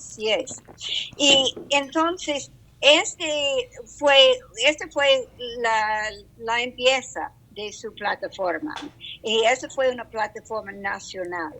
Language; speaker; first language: Spanish; non-native, learner; English